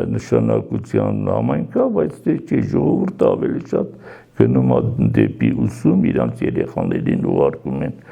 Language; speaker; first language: Armenian; non-native, local second language; Kurdish